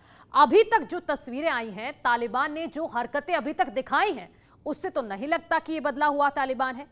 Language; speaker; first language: Hindi; native; Hindi